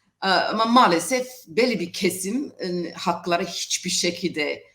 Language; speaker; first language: Turkish; non-native, fluent; English